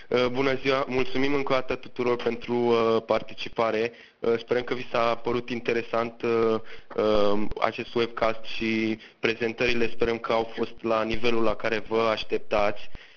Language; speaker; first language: Romanian; native; Romanian